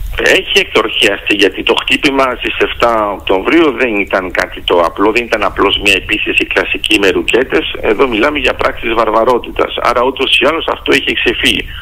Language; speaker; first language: Greek; early bilingual, heritage; Greek